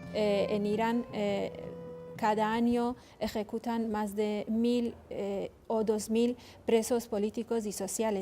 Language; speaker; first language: Spanish; non-native, fluent; Kurdish